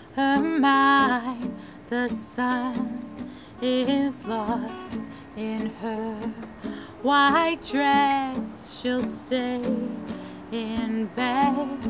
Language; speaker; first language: English; native; English